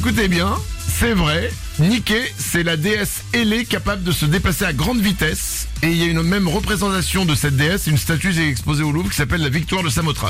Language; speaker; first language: French; native; French